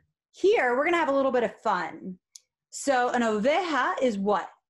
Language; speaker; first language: English; native; English